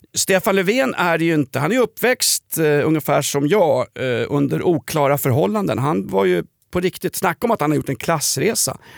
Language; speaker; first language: Swedish; native; Swedish